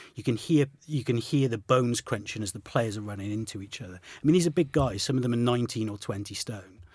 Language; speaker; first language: English; native; English